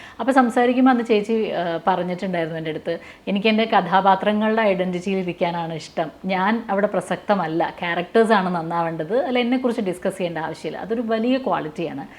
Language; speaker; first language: Malayalam; native; Malayalam